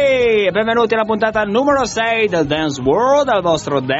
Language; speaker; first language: Italian; native; Italian